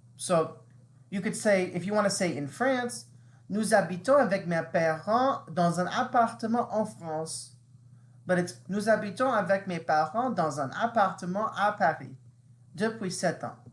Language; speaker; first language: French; non-native, fluent; English